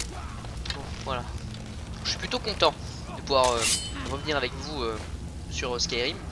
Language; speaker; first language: French; native; French